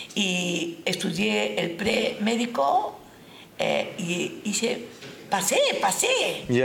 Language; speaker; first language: Spanish; non-native, local second language; Japanese